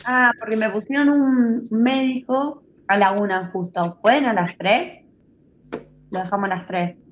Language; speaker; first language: Spanish; native; Spanish